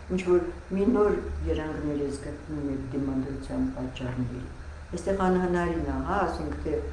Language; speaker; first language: Armenian; non-native, local second language; Russian